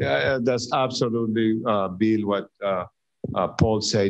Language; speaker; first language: English; non-native, fluent; Spanish